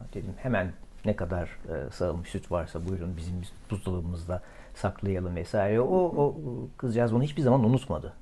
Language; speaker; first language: Turkish; native; Turkish